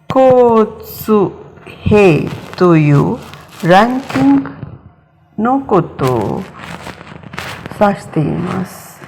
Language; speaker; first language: Japanese; non-native, fluent; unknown